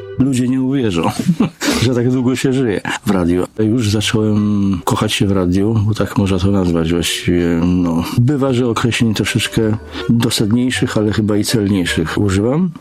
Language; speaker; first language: Polish; native; Polish